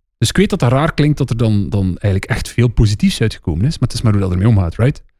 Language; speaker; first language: Dutch; non-native, local second language; French